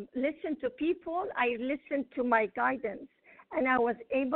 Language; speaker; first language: English; non-native, fluent; Arabic